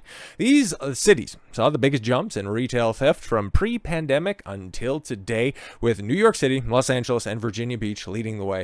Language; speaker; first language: English; native; English